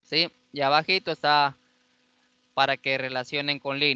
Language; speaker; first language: Spanish; native; Spanish